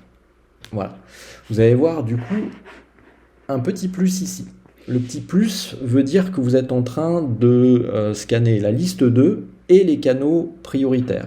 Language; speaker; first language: French; native; French